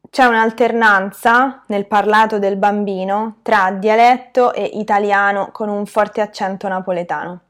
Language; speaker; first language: Italian; native; Italian